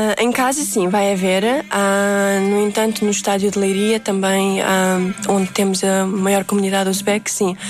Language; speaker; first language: Portuguese; early bilingual, other home language; Uzbek